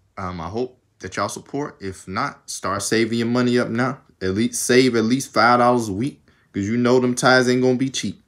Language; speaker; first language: English; native; English